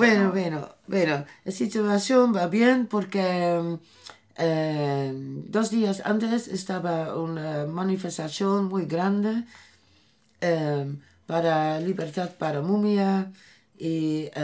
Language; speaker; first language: Spanish; non-native, learner; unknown